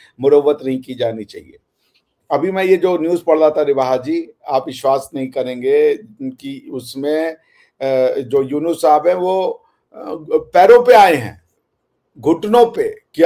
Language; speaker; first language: Hindi; native; Hindi